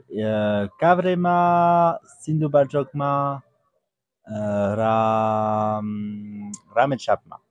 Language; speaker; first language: Nepali; non-native, learner; French